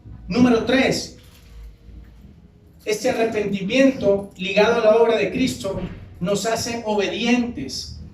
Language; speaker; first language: Spanish; native; Spanish